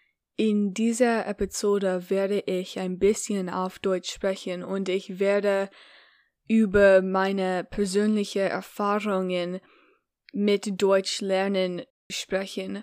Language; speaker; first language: German; non-native, learner; English